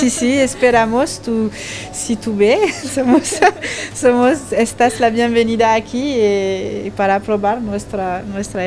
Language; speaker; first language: Spanish; non-native, learner; French